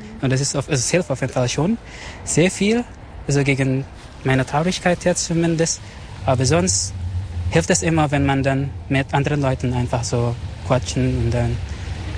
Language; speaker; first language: German; non-native, fluent; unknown